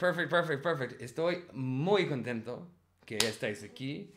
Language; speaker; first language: Spanish; non-native, learner; English